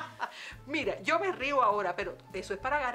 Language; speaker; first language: Spanish; native; Spanish